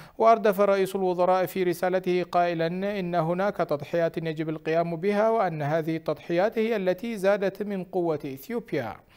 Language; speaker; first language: Arabic; non-native, fluent; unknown